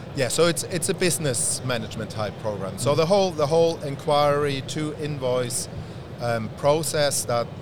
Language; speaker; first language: English; non-native, fluent; German